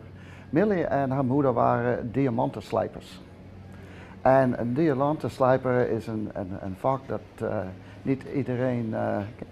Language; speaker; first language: Dutch; early bilingual, heritage; Dutch